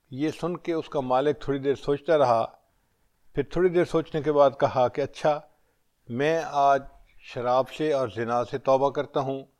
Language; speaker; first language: Urdu; native; Urdu